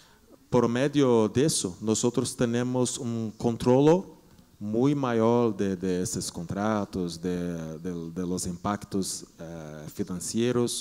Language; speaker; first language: Spanish; non-native, learner; Portuguese